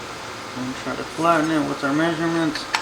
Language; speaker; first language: English; native; English